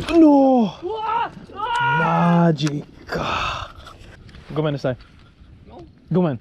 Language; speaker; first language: Japanese; non-native, learner; English